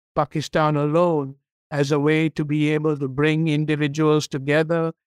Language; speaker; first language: English; non-native, local second language; Tamil